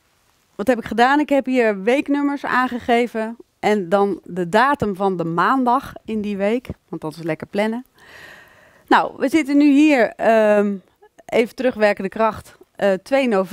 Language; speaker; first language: Dutch; native; Dutch